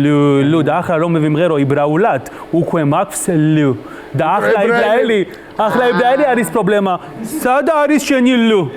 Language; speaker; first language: Georgian; non-native, learner; Hebrew